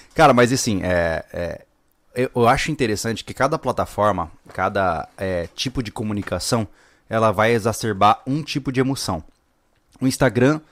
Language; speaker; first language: Portuguese; native; Portuguese